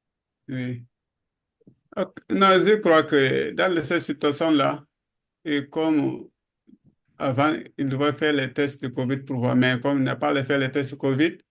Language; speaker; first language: French; non-native, learner; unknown